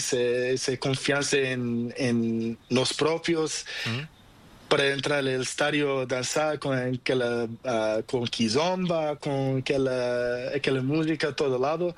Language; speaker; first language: Spanish; non-native, learner; Portuguese